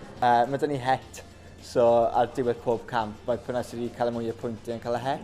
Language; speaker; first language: Welsh; native; Welsh